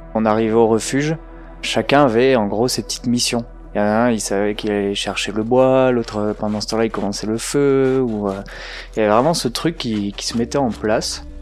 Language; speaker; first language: French; native; French